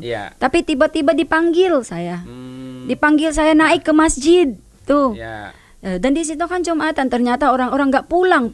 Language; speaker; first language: Indonesian; non-native, fluent; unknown